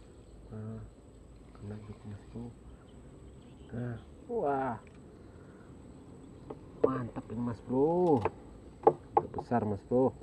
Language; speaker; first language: Indonesian; native; Indonesian